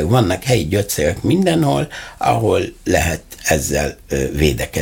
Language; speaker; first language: Hungarian; non-native, learner; Arabic